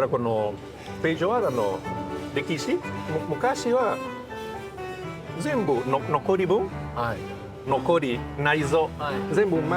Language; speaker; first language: Japanese; non-native, fluent; Portuguese